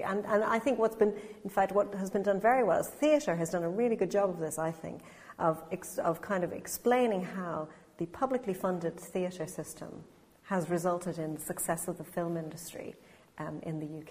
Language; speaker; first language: English; native; English